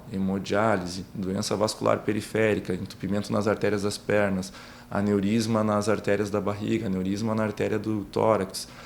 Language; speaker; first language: Portuguese; native; Portuguese